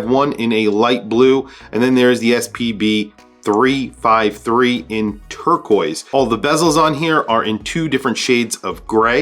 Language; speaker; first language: English; native; English